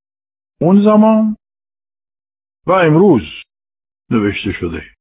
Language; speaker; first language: Persian; non-native, fluent; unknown